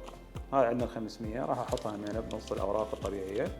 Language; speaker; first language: Arabic; native; Arabic